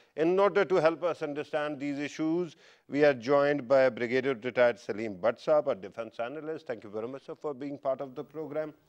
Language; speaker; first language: English; non-native, local second language; Urdu